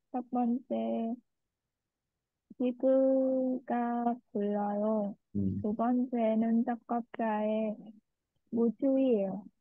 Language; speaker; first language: Korean; non-native, learner; Vietnamese